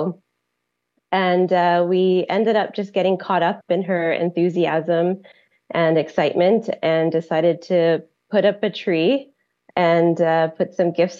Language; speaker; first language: English; native; English